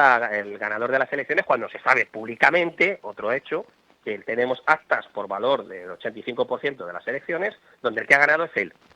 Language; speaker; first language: Spanish; native; Spanish